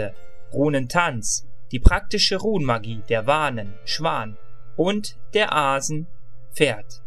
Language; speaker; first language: German; native; German